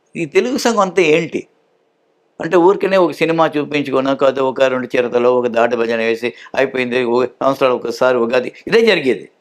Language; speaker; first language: Telugu; early bilingual, heritage; Telugu